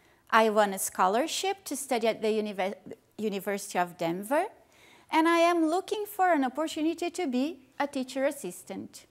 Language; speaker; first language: English; non-native, fluent; Portuguese